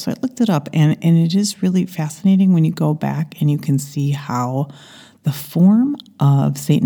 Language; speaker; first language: English; native; English